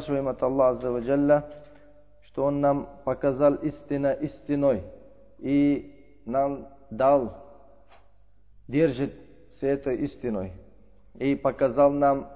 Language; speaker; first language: Russian; non-native, learner; Uzbek